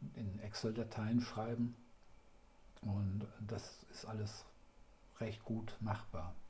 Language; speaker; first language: German; native; German